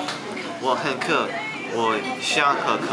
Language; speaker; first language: Chinese; non-native, learner; English